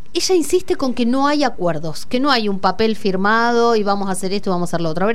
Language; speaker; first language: Spanish; native; Spanish